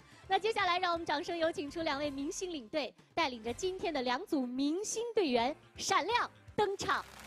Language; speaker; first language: Chinese; native; Chinese